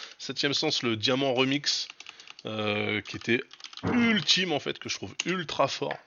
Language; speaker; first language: French; native; French